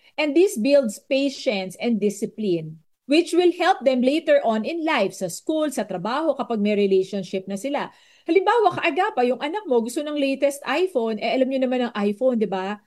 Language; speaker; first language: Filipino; non-native, local second language; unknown